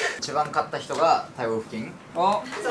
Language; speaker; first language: Japanese; native; Japanese